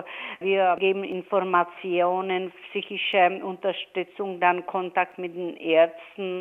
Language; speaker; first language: German; non-native, fluent; Czech